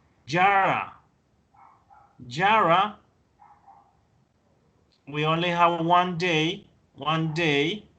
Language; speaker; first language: English; non-native, fluent; Spanish